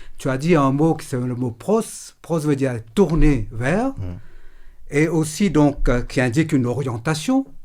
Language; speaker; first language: French; non-native, local second language; Morisyen